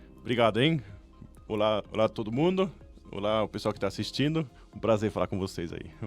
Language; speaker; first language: Portuguese; non-native, fluent; German